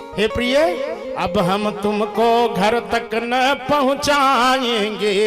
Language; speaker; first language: Hindi; native; Hindi